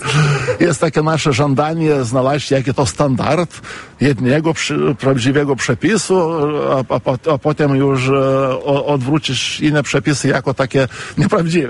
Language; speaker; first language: Polish; non-native, fluent; Lithuanian